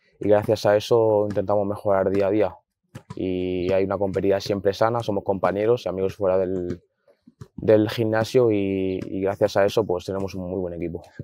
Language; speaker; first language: Spanish; early bilingual, other home language; Arabic